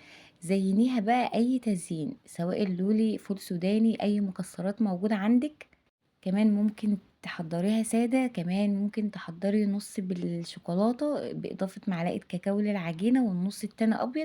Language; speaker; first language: Arabic; native; Arabic